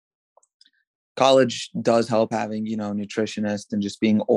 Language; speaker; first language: English; native; English